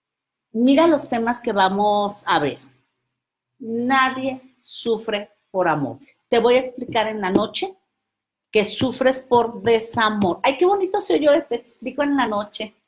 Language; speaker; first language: Spanish; native; Spanish